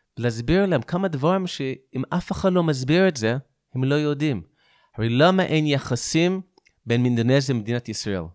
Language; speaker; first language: Hebrew; non-native, fluent; English